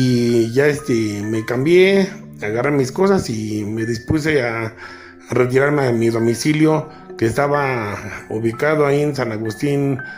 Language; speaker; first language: Spanish; native; Spanish